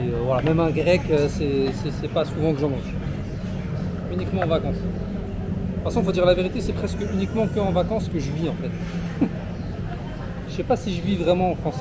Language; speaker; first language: French; native; French